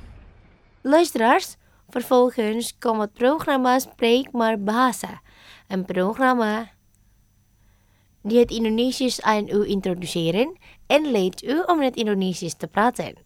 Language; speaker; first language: Dutch; non-native, fluent; Indonesian